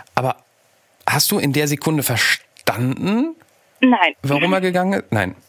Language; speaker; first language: German; native; German